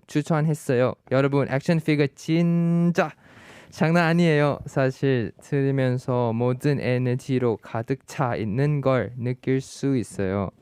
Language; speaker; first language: Korean; non-native, fluent; Thai